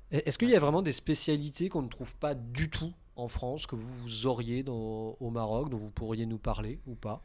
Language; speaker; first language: French; native; French